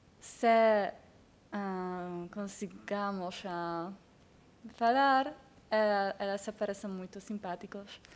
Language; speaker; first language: Portuguese; non-native, learner; Polish